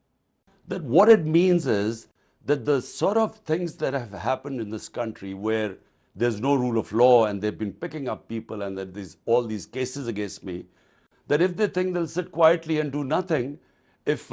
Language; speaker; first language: English; non-native, local second language; Urdu